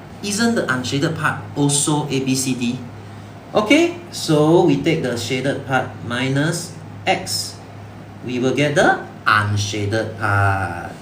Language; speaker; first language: English; non-native, local second language; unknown